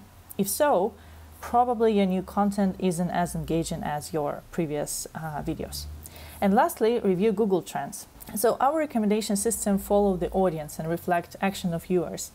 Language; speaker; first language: English; non-native, fluent; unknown